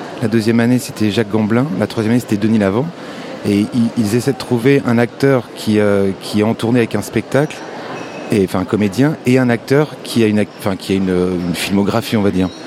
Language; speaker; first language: French; native; French